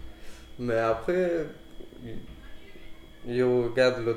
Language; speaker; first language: French; non-native, learner; Punjabi